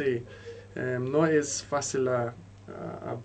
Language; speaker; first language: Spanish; non-native, learner; English